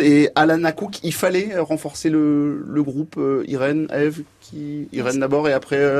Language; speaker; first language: French; native; French